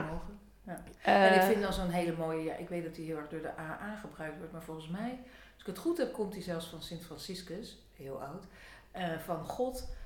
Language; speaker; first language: Dutch; native; Dutch